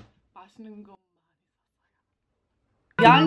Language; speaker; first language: Korean; non-native, learner; English